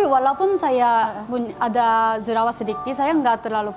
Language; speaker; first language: Indonesian; non-native, fluent; Korean